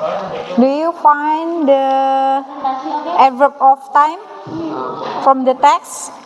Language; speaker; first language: English; non-native, learner; Indonesian